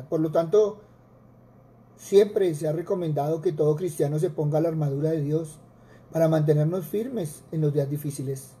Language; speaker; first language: Spanish; native; Spanish